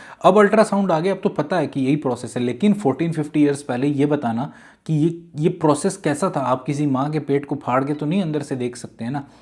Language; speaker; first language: Urdu; native; Urdu